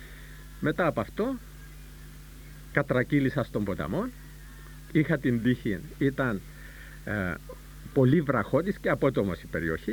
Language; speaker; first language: Greek; native; Greek